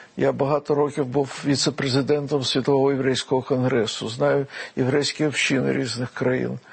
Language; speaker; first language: Ukrainian; non-native, local second language; Russian